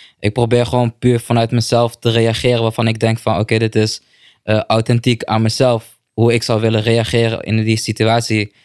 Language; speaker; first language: Dutch; native; Dutch